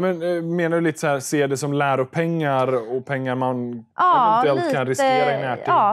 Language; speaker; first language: Swedish; native; Swedish